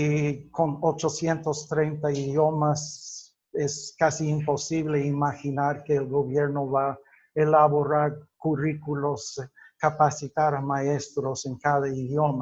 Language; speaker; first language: Spanish; non-native, fluent; English